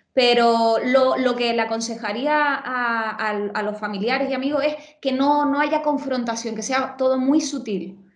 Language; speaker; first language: Spanish; native; Spanish